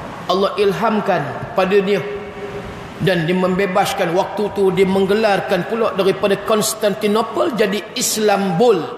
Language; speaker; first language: Malay; native; Malay